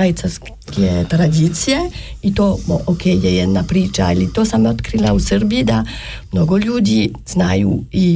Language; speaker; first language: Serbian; non-native, fluent; German